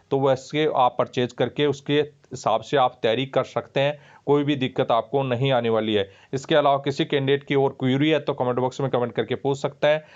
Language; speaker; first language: Hindi; native; Hindi